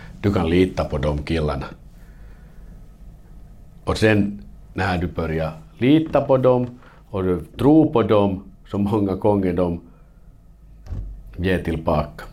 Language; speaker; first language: Swedish; non-native, local second language; Finnish